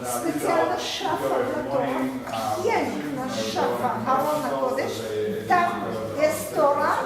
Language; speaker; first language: Polish; non-native, fluent; Hebrew